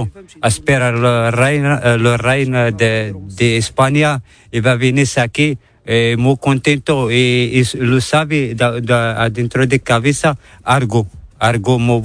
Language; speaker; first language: Spanish; non-native, learner; Arabic